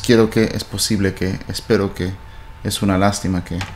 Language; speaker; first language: Spanish; non-native, fluent; English